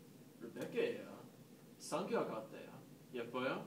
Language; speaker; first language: Korean; non-native, learner; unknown